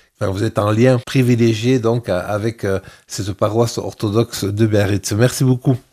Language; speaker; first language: French; native; French